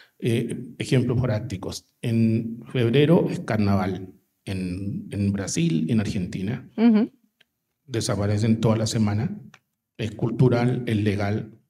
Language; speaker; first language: Spanish; native; Spanish